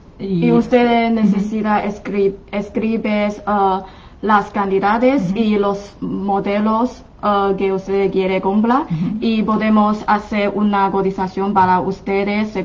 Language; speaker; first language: Spanish; non-native, fluent; Chinese